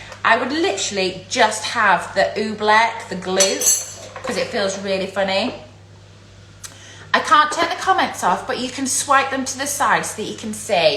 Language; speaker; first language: English; native; English